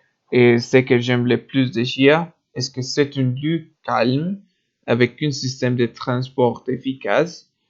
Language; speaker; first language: French; non-native, learner; Spanish